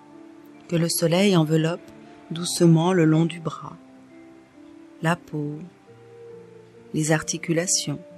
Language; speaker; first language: French; native; French